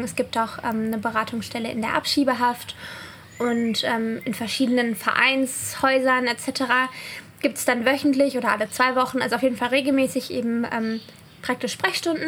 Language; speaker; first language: German; native; German